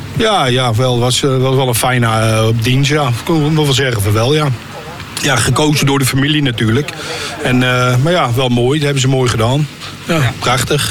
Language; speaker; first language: Dutch; native; Dutch